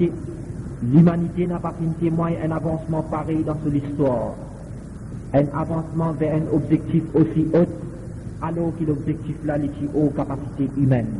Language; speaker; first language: French; non-native, local second language; Morisyen